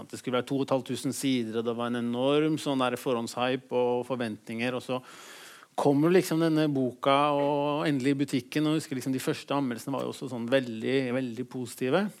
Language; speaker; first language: Norwegian; native; Norwegian